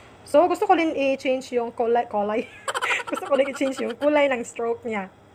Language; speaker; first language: Filipino; non-native, local second language; Cebuano